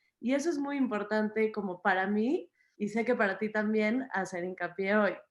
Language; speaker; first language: Spanish; native; Spanish